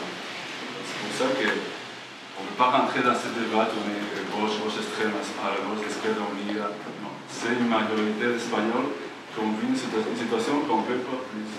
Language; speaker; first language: French; non-native, fluent; Spanish